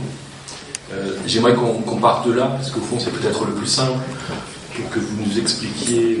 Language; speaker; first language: French; native; French